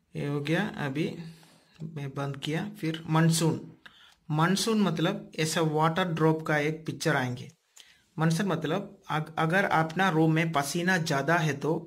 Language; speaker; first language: Hindi; non-native, local second language; Malayalam